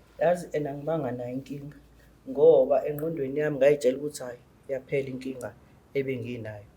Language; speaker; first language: Zulu; native; Zulu